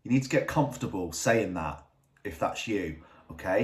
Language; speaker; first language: English; native; English